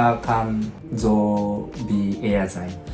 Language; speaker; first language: German; non-native, learner; Japanese